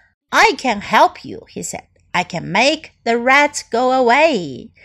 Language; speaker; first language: English; non-native, fluent; Chinese